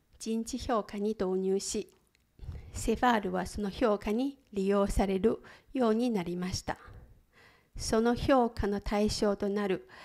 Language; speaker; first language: Japanese; non-native, fluent; Chinese